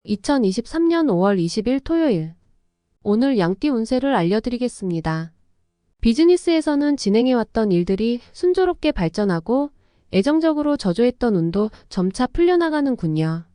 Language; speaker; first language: Korean; native; Korean